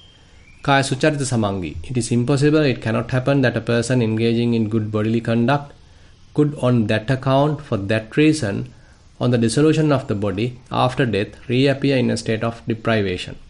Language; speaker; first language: English; non-native, local second language; Sinhala